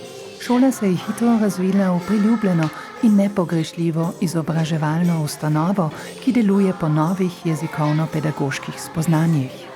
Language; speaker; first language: Slovenian; native; Slovenian